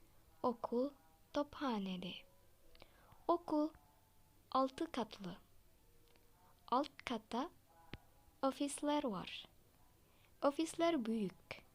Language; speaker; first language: Turkish; non-native, fluent; Indonesian